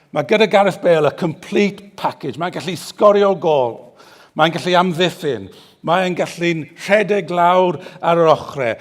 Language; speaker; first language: Welsh; native; Welsh